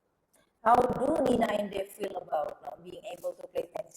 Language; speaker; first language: English; non-native, local second language; Indonesian